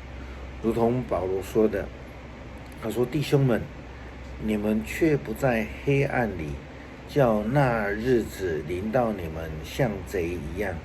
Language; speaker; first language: Chinese; native; Chinese